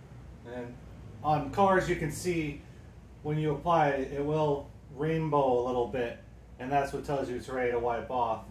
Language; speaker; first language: English; native; English